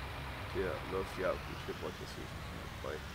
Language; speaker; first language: German; native; German